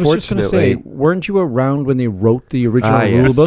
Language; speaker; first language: English; native; English